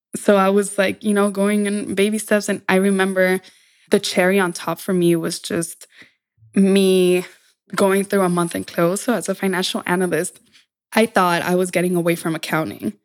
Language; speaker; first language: English; early bilingual, other home language; Spanish